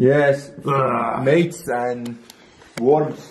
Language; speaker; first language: English; non-native, learner; Dutch